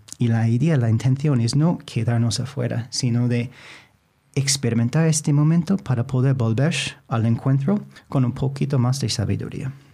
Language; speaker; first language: Spanish; non-native, fluent; English